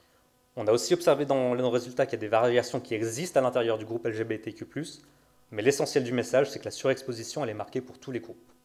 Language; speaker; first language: French; native; French